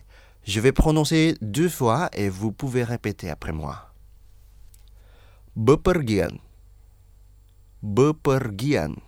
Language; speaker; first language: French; non-native, fluent; Indonesian